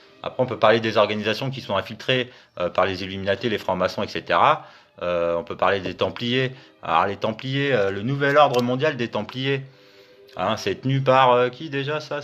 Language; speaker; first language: French; native; French